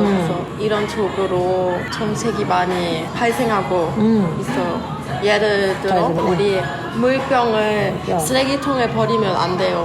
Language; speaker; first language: Korean; non-native, learner; German